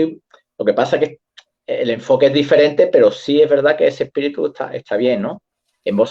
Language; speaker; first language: Spanish; native; Spanish